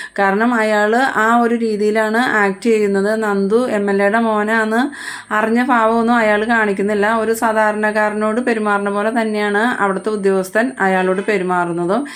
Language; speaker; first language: Malayalam; native; Malayalam